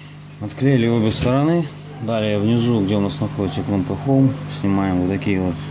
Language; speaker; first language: Russian; native; Russian